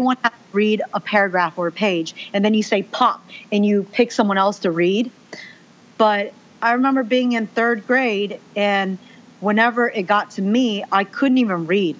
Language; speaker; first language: English; early bilingual, other home language; Chinese